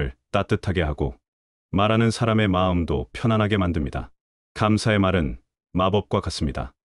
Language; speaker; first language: Korean; native; Korean